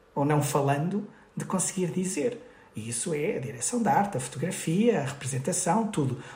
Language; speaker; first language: Portuguese; native; Portuguese